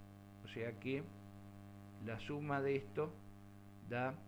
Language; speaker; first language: Spanish; native; Spanish